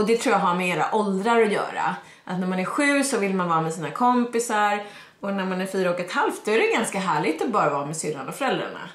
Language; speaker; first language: Swedish; native; Swedish